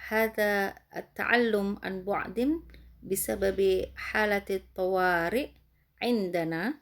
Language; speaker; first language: Arabic; non-native, fluent; Indonesian